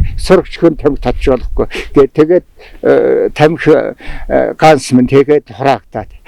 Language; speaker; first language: Mongolian; non-native, local second language; Tuvinian